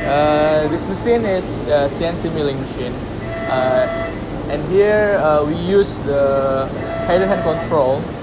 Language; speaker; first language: English; non-native, learner; Indonesian